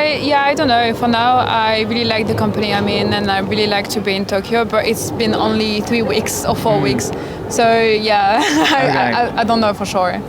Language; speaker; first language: English; non-native, fluent; French